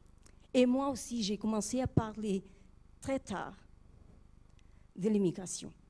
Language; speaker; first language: French; non-native, fluent; Portuguese